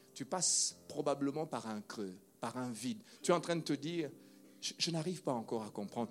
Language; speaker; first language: French; non-native, local second language; Lingala